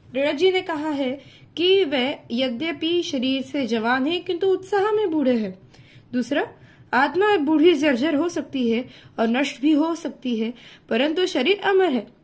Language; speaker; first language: Hindi; non-native, local second language; Marathi